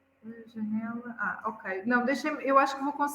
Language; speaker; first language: Portuguese; native; Portuguese